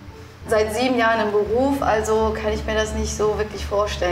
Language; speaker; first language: German; early bilingual, other home language; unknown